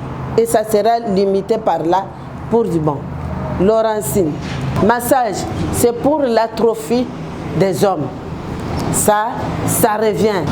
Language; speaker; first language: French; non-native, local second language; Lingala